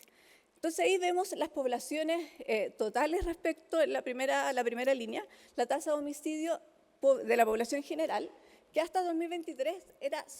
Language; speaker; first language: Spanish; native; Spanish